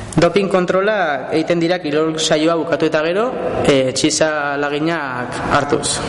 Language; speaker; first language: Basque; non-native, local second language; Spanish